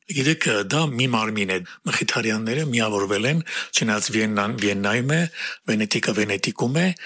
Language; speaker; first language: Armenian; native; Armenian